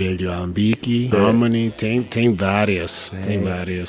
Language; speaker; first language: Portuguese; non-native, learner; English